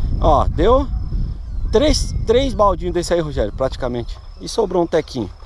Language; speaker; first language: Portuguese; native; Portuguese